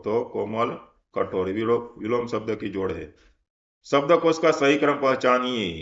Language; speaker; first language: Hindi; non-native, local second language; Gujarati